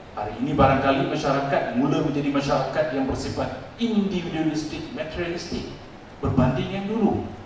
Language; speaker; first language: Malay; non-native, local second language; Tamil